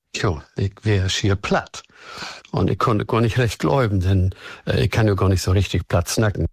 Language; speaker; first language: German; native; German